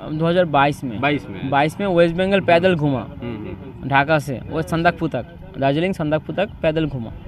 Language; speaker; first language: Hindi; non-native, learner; Bangla